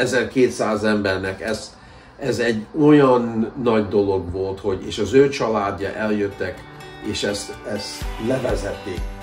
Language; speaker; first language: Hungarian; early bilingual, heritage; Hungarian